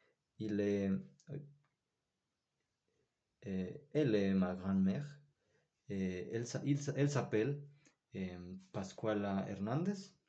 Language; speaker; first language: French; non-native, learner; Spanish